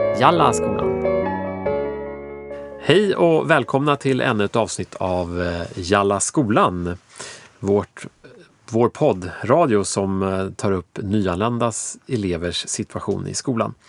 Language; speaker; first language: Swedish; native; Swedish